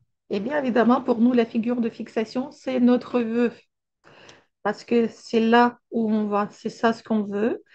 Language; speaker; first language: French; non-native, fluent; Russian